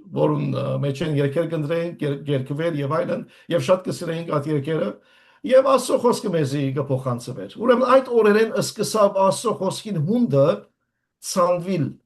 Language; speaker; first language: Armenian; native; Armenian